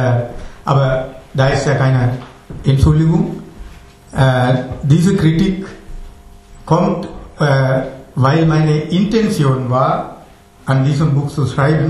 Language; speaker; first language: German; non-native, learner; Tamil